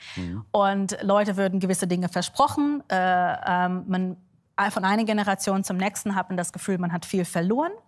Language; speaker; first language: German; non-native, fluent; Yiddish